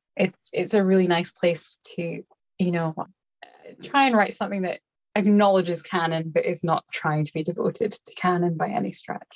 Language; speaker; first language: English; native; English